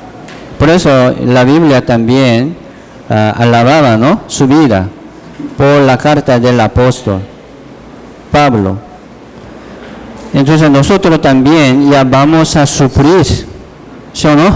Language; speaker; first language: Spanish; non-native, learner; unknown